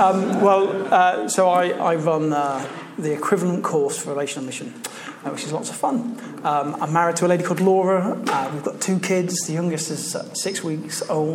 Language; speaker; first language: English; native; English